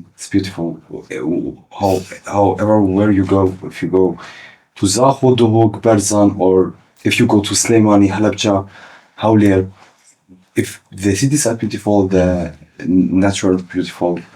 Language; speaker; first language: English; early bilingual, other home language; Kurdish